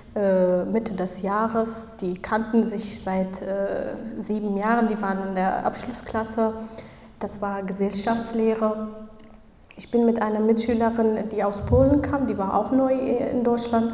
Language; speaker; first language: German; non-native, fluent; Kurdish